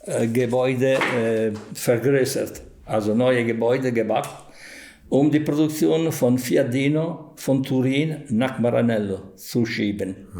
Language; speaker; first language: German; non-native, fluent; Italian